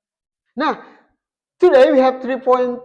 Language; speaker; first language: English; non-native, fluent; Indonesian